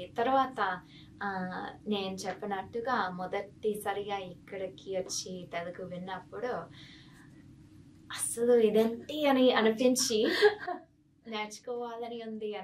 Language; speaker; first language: Telugu; non-native, fluent; English